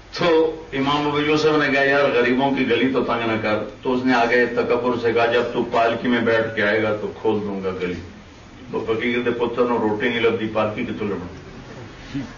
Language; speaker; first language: Urdu; non-native, local second language; Punjabi